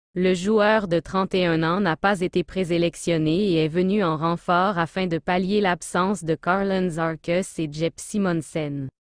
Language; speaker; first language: French; non-native, local second language; Haitian Creole